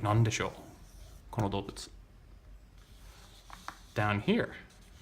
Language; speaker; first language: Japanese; non-native, learner; English